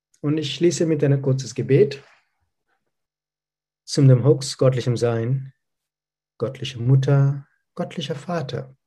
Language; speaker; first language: German; non-native, learner; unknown